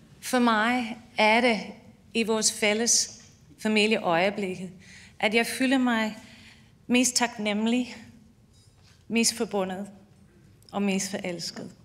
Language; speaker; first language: Danish; non-native, fluent; English